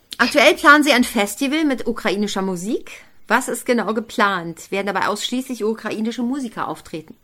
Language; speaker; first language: German; native; German